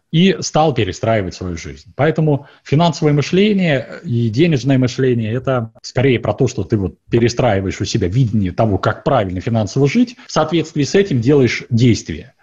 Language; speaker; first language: Russian; native; Russian